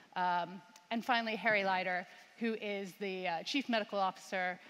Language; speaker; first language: English; native; English